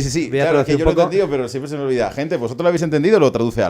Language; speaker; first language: Spanish; native; Spanish